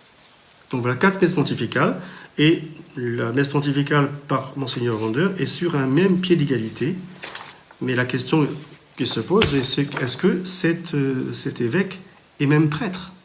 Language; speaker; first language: French; native; French